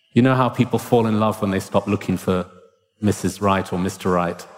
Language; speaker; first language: English; native; English